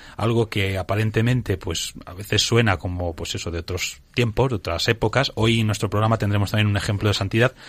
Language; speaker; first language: Spanish; native; Spanish